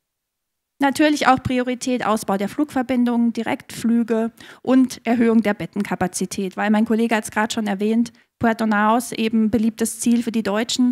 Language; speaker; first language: German; native; German